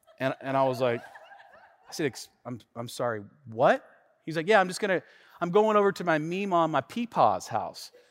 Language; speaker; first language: English; native; English